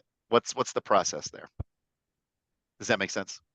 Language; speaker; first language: English; native; English